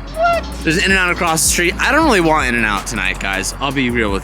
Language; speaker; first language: English; native; English